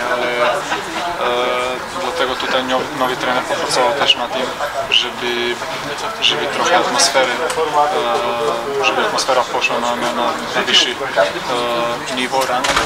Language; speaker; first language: Polish; non-native, fluent; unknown